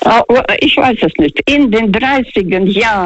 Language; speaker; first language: German; non-native, learner; Russian